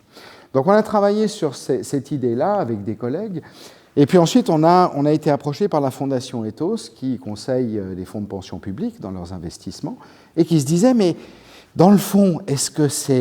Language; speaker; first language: French; native; French